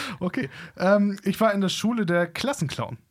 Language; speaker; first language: German; native; German